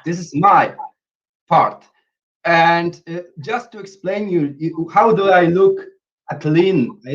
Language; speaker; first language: English; non-native, fluent; Polish